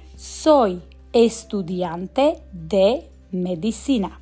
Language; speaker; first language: Spanish; non-native, fluent; Slovak